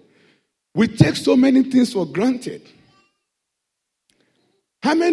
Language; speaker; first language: English; non-native, local second language; Yoruba